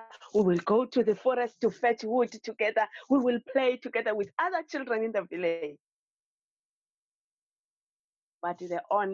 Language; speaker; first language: English; non-native, local second language; Xhosa